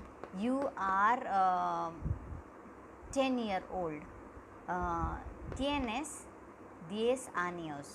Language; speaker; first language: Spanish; non-native, learner; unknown